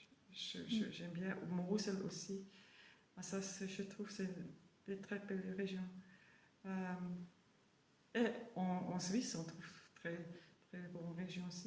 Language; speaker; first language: French; non-native, learner; German